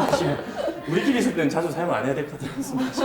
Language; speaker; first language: Korean; native; Korean